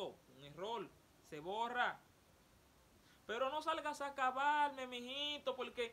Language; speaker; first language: Spanish; native; Spanish